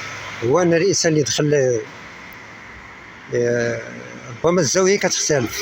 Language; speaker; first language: Arabic; native; Arabic